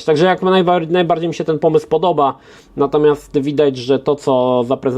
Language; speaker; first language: Polish; native; Polish